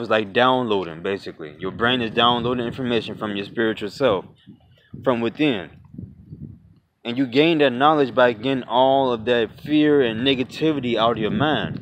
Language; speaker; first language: English; native; English